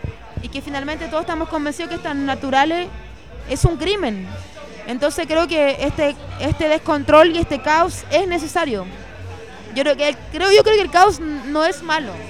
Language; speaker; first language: Spanish; early bilingual, heritage; Spanish